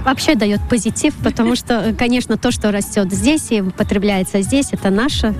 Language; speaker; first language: Russian; non-native, local second language; Latvian